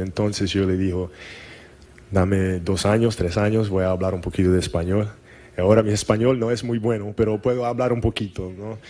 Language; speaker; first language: Spanish; non-native, learner; English